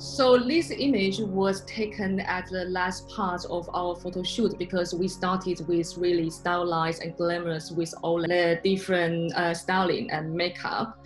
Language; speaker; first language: English; non-native, fluent; Chinese